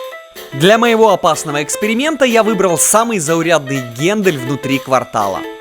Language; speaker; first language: Russian; native; Russian